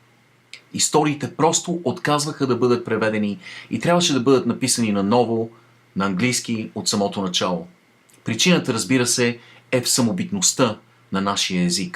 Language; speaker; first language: Bulgarian; native; Bulgarian